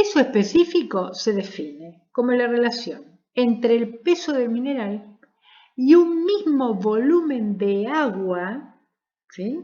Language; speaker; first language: Spanish; native; Spanish